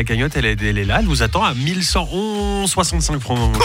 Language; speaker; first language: French; native; French